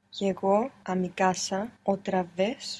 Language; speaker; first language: Spanish; non-native, learner; English